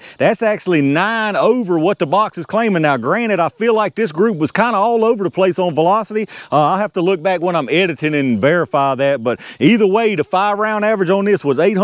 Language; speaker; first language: English; native; English